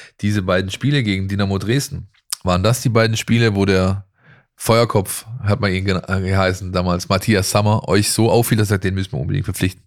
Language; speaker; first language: German; native; German